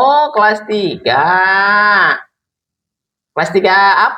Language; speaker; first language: Indonesian; non-native, local second language; Sundanese